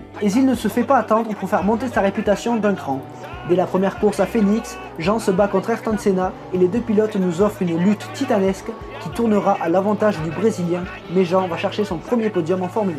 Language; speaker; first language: French; native; French